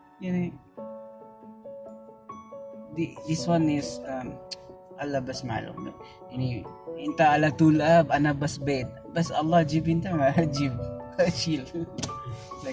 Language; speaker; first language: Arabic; non-native, learner; Filipino